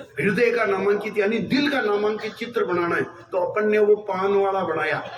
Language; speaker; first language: Hindi; native; Hindi